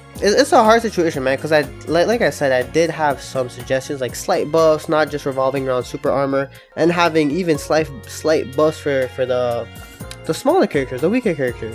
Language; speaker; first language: English; native; English